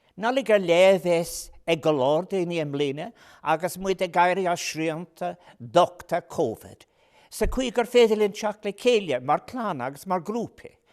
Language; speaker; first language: Irish; non-native, local second language; English